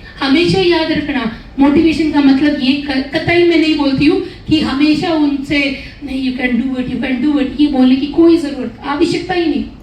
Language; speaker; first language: Hindi; non-native, local second language; Malayalam